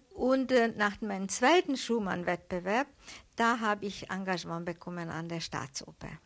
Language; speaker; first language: German; non-native, fluent; Hungarian